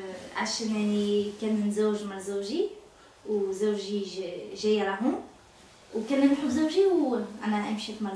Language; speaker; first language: Arabic; non-native, learner; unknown